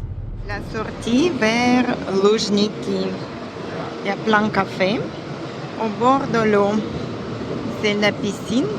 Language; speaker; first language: French; non-native, fluent; Russian